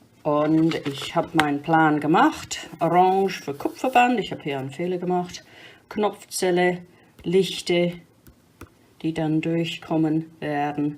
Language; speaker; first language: German; non-native, fluent; English